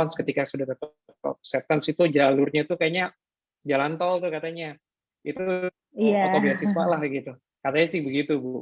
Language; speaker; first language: Indonesian; native; Indonesian